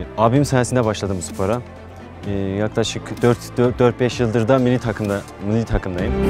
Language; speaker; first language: Turkish; native; Turkish